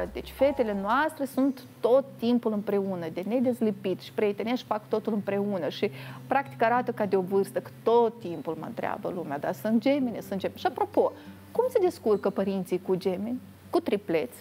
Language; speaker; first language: Romanian; native; Romanian